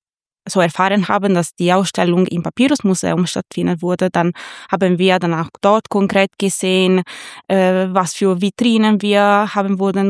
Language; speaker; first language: German; non-native, fluent; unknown